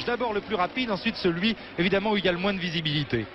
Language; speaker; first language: French; native; French